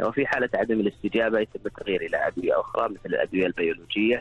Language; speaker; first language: Arabic; native; Arabic